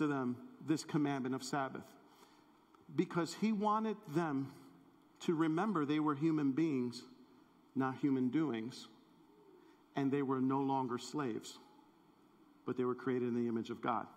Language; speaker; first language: English; native; English